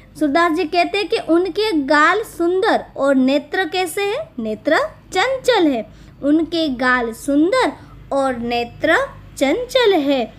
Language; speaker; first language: Hindi; non-native, local second language; Gujarati